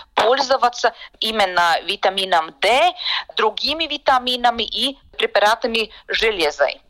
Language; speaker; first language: Russian; non-native, local second language; Latvian